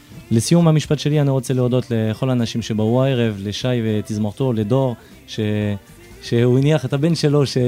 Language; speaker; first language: Hebrew; non-native, fluent; French